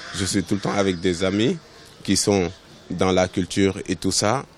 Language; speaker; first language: French; non-native, local second language; Wolof